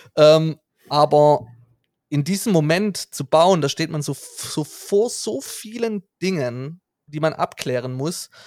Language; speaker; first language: German; native; German